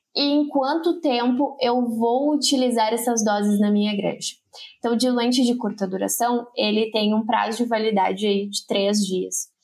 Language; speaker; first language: Portuguese; native; Portuguese